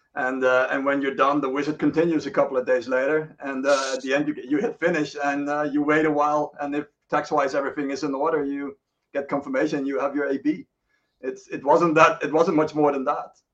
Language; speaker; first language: English; non-native, fluent; Dutch